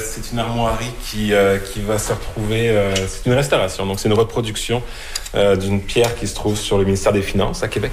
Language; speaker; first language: French; native; French